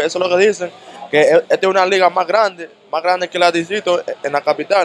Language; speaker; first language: Spanish; early bilingual, heritage; English